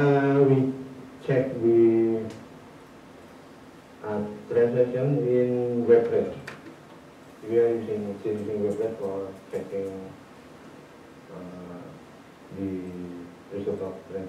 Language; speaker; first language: English; non-native, learner; Indonesian